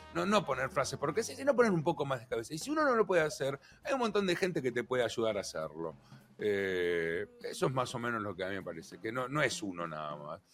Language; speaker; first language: Spanish; native; Spanish